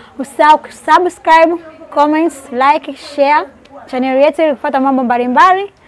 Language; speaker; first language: Swahili; native; Swahili